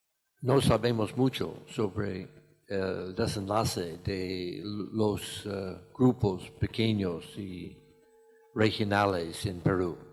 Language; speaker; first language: Spanish; non-native, fluent; English